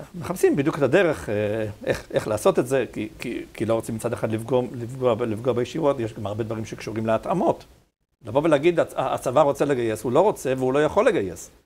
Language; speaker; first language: Hebrew; native; Hebrew